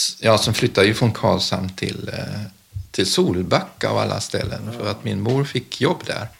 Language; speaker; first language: Swedish; early bilingual, other home language; German